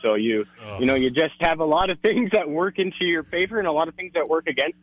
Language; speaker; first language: English; native; English